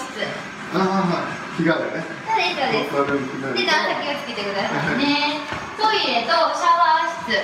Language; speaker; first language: Japanese; non-native, fluent; English